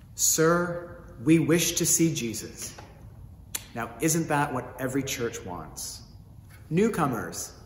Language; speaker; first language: English; native; English